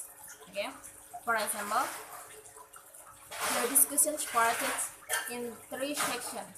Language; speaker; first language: English; non-native, learner; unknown